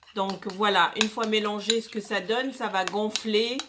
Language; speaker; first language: French; non-native, local second language; Arabic